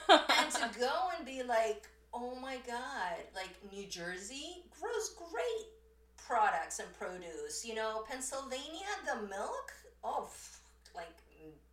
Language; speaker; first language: English; early bilingual, other home language; Spanish